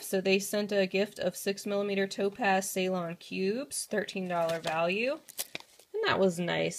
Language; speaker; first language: English; native; English